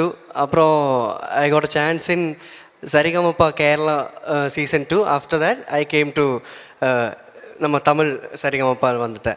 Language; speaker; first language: Tamil; non-native, learner; Malayalam